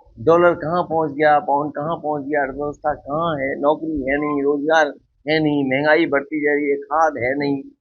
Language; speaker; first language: Hindi; native; Hindi